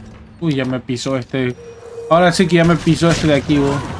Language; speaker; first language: Spanish; native; Spanish